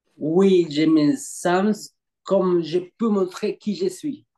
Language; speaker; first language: French; non-native, learner; Spanish